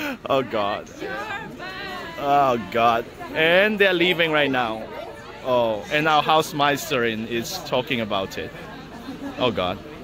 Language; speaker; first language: English; non-native, local second language; Cantonese